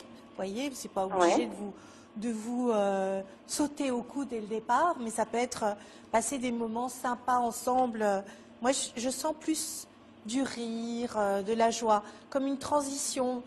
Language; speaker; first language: French; native; French